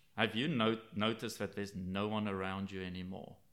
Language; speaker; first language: English; native; English